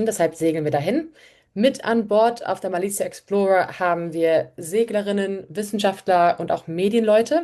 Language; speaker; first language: German; native; German